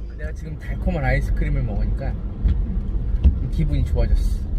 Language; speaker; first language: Korean; native; Korean